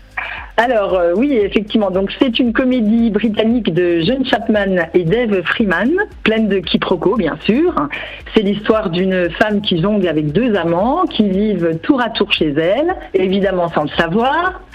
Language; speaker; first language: French; native; French